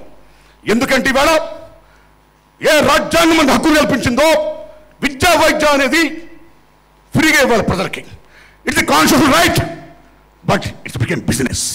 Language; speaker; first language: Telugu; native; Telugu